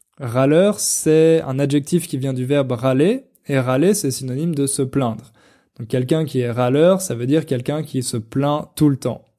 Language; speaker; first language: French; native; French